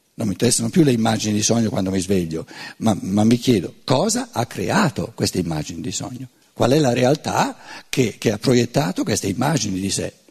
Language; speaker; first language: Italian; native; Italian